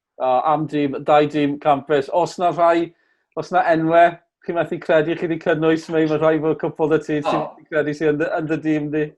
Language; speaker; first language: Welsh; native; Welsh